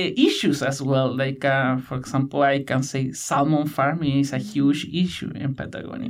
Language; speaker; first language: English; non-native, learner; Spanish